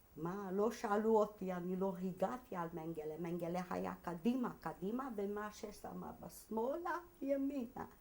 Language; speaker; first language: Hebrew; non-native, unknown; Hungarian